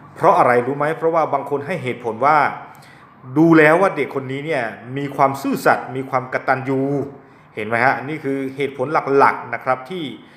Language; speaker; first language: Thai; non-native, local second language; S'gaw Karen